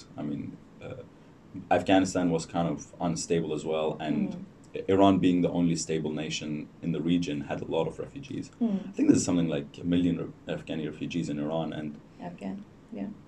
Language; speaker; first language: English; non-native, fluent; Persian